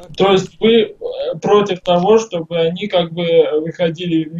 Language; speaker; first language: Russian; native; Russian